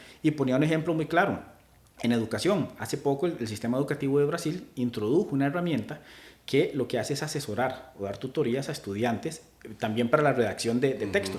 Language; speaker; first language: Spanish; native; Spanish